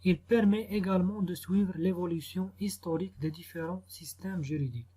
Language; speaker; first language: French; non-native, local second language; Arabic